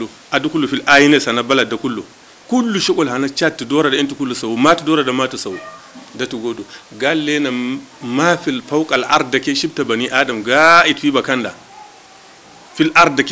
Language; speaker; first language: Arabic; non-native, local second language; Hausa